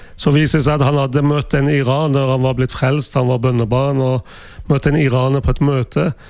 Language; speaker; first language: Norwegian; non-native, fluent; Persian